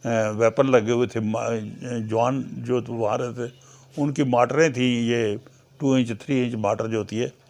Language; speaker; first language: Urdu; non-native, local second language; Punjabi